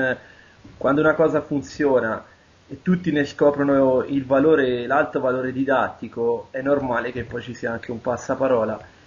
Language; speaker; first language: Italian; native; Italian